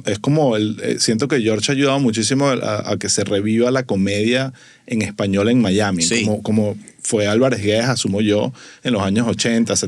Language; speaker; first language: Spanish; native; Spanish